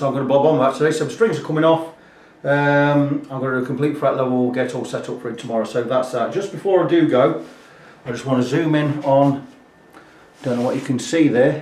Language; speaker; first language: English; native; English